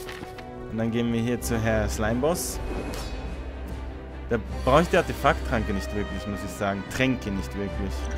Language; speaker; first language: German; native; German